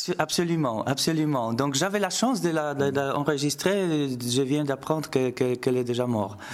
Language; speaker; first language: French; non-native, fluent; Polish